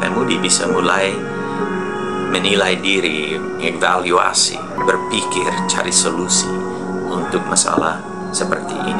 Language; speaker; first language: Indonesian; non-native, fluent; English